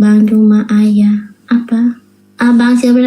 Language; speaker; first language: Indonesian; non-native, learner; Vietnamese